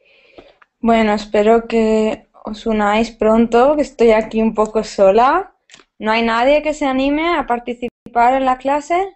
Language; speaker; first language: Spanish; native; Spanish